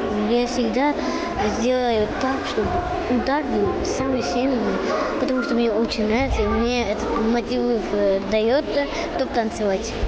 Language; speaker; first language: Russian; non-native, fluent; Georgian